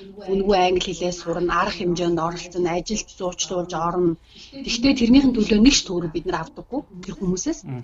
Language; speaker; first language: Mongolian; native; Mongolian